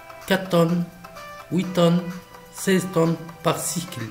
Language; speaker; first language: French; non-native, local second language; Arabic